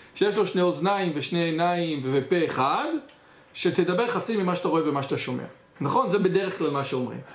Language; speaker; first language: Hebrew; native; Hebrew